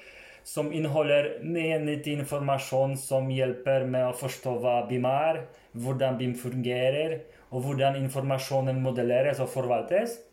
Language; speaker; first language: Norwegian; non-native, fluent; Polish